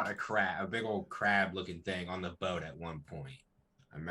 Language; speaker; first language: English; native; English